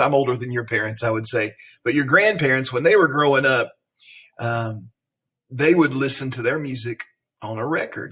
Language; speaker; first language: English; native; English